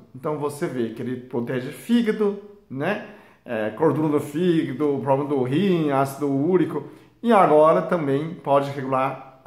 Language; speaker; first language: Portuguese; non-native, fluent; Chinese